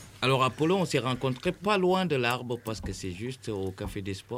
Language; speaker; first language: French; non-native, local second language; Wolof